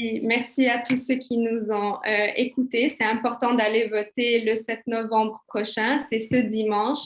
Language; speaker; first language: French; early bilingual, other home language; Kabyle